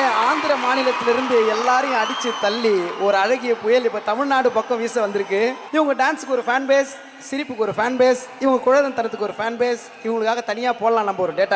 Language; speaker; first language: Tamil; native; Tamil